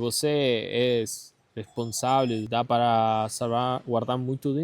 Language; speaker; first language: Portuguese; non-native, learner; Spanish